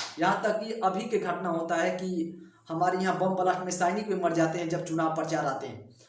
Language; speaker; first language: Hindi; native; Hindi